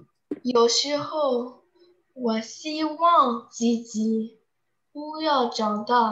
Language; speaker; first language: Chinese; early bilingual, heritage; Chinese